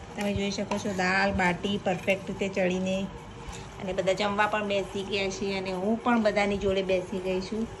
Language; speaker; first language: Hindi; non-native, local second language; Gujarati